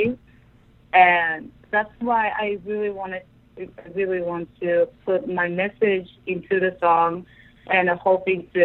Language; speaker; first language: English; non-native, fluent; Japanese